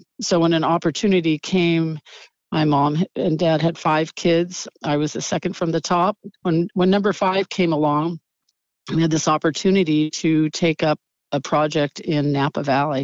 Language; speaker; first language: English; native; English